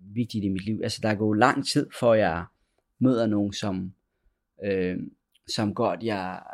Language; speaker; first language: Danish; early bilingual, other home language; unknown